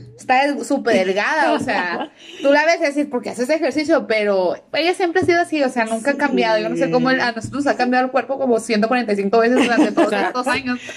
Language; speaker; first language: Spanish; early bilingual, heritage; Spanish